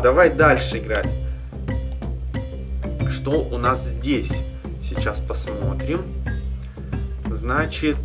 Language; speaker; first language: Russian; native; Russian